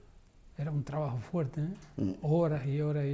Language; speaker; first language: Spanish; native; Spanish